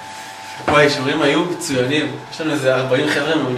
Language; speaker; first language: Hebrew; native; Hebrew